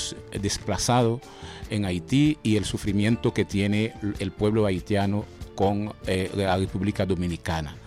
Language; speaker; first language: Spanish; non-native, fluent; Haitian Creole